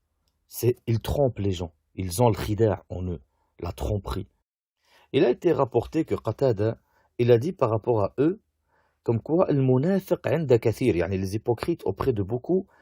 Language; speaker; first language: French; native; French